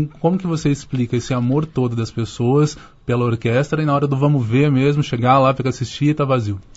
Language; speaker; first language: Portuguese; native; Portuguese